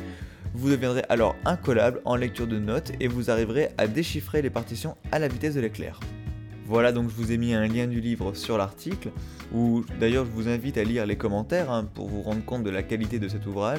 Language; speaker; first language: French; native; French